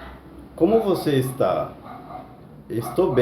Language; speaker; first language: Portuguese; non-native, fluent; Haitian Creole